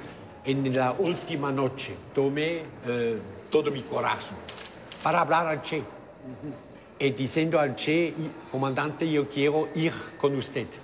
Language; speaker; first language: Spanish; non-native, fluent; German